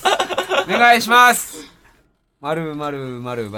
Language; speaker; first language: Japanese; native; Japanese